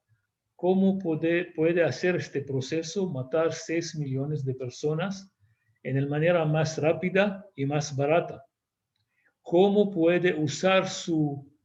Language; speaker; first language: Spanish; non-native, fluent; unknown